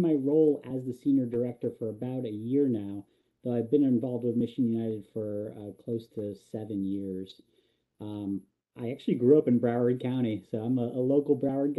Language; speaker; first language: English; native; English